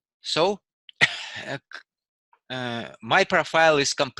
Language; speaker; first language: English; non-native, learner; Russian